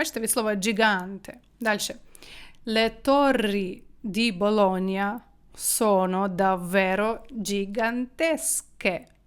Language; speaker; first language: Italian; non-native, fluent; Ukrainian